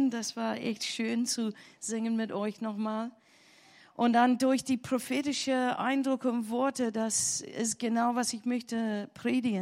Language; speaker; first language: German; non-native, learner; English